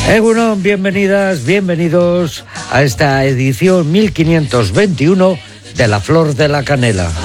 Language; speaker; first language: Spanish; native; Spanish